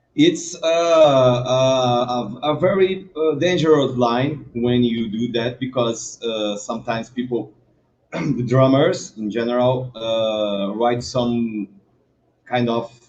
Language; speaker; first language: English; non-native, learner; Portuguese